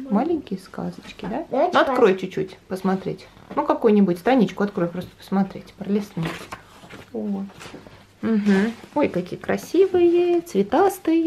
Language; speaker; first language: Russian; native; Russian